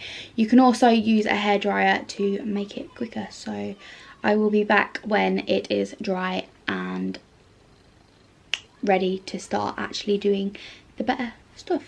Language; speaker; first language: English; native; English